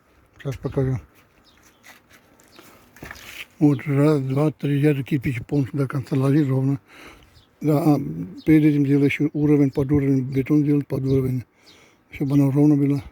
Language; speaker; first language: Russian; non-native, fluent; Armenian